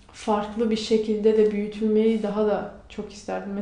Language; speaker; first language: Turkish; non-native, local second language; Kurdish